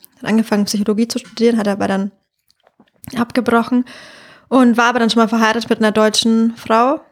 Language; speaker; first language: German; native; German